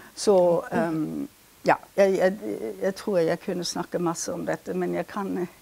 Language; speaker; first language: Norwegian; non-native, fluent; German